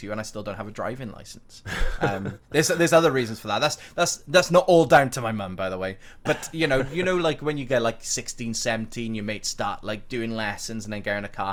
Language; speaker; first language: English; native; English